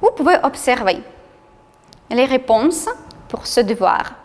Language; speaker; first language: French; non-native, fluent; Ukrainian